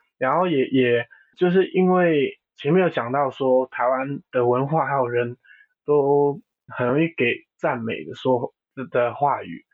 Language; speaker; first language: Chinese; non-native, local second language; Cantonese